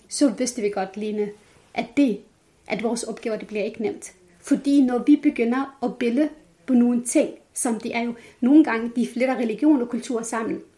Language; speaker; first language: Danish; non-native, fluent; Arabic